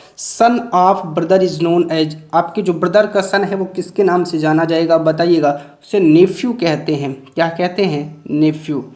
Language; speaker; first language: Hindi; native; Hindi